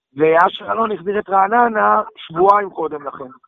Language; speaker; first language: Hebrew; native; Hebrew